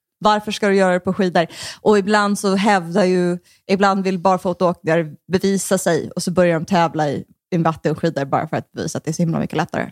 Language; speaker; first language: Swedish; native; Swedish